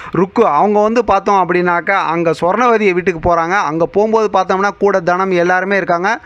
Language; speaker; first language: Tamil; native; Tamil